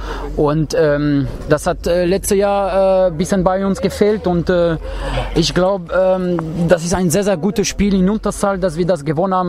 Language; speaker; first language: German; non-native, fluent; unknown